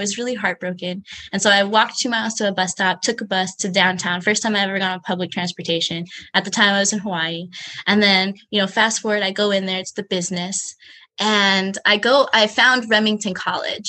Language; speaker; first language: English; native; English